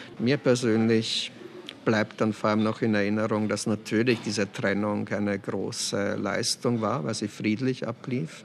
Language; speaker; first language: German; early bilingual, other home language; Czech